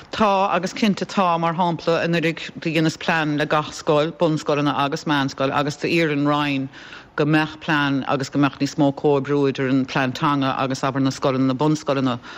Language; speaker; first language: Irish; native; Irish